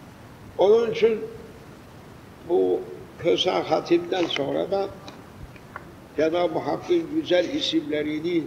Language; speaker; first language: Turkish; native; Turkish